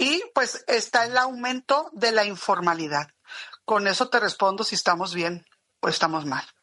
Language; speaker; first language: Spanish; native; Spanish